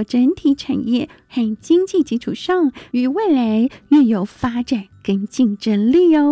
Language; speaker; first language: Chinese; native; Chinese